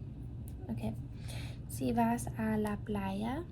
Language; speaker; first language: Spanish; non-native, learner; English